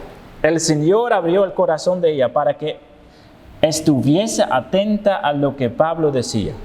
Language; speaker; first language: Spanish; non-native, fluent; Dutch